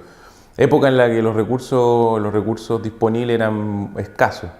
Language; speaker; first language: Spanish; native; Spanish